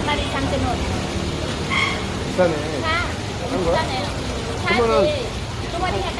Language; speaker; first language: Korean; non-native, learner; Vietnamese